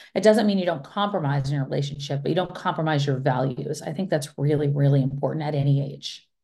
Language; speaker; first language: English; native; English